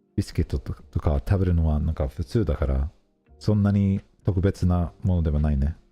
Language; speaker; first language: Japanese; non-native, learner; English